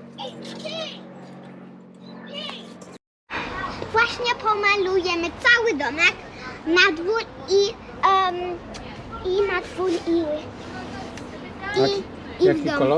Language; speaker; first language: Polish; early bilingual, heritage; Polish